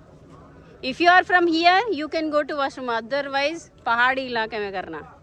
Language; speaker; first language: Hindi; non-native, local second language; Telugu